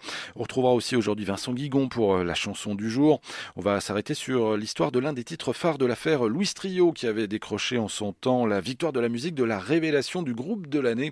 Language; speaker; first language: French; native; French